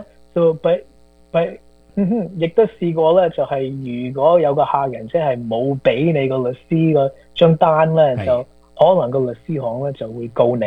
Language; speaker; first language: Chinese; early bilingual, heritage; Cantonese